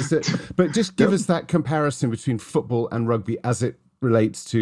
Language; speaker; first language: English; native; English